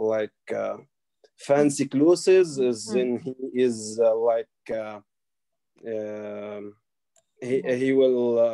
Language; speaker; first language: English; non-native, learner; Arabic